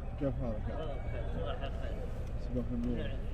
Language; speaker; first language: Arabic; non-native, learner; Indonesian